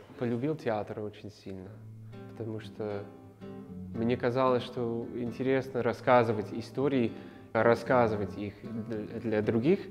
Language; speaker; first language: Russian; non-native, fluent; English